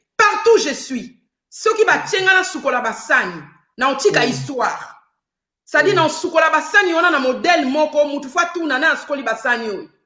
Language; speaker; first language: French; non-native, local second language; Lingala